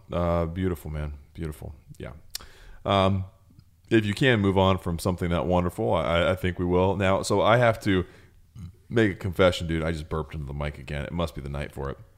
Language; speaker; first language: English; native; English